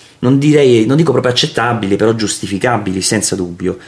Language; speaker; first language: Italian; native; Italian